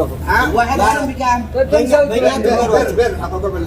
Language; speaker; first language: Arabic; native; Arabic